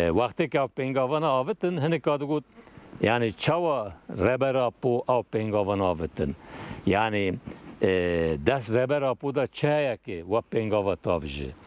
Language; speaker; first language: Kurdish; non-native, local second language; Turkish